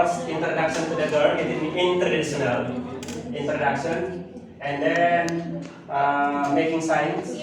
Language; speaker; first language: English; non-native, learner; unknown